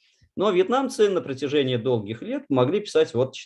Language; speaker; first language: Russian; native; Russian